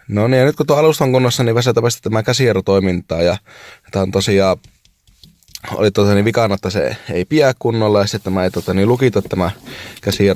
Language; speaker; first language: Finnish; native; Finnish